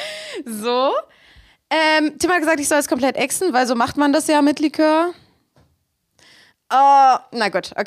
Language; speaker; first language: German; native; German